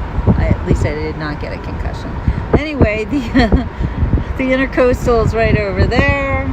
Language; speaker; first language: English; native; English